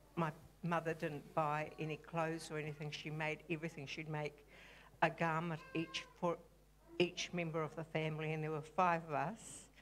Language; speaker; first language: English; native; English